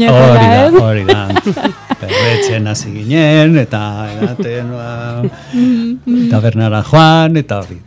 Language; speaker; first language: Basque; non-native, local second language; Spanish